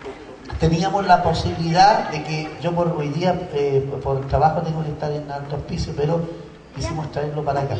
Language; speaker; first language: Spanish; native; Spanish